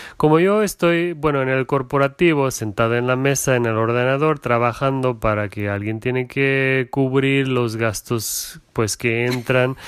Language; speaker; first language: Spanish; non-native, fluent; German